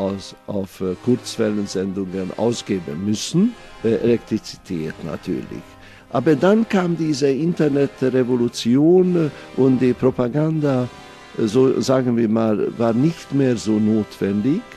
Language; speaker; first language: German; non-native, fluent; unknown